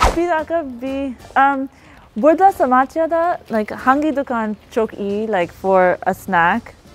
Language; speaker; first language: Turkish; non-native, learner; English